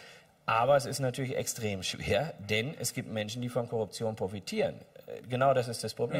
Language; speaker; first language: German; native; German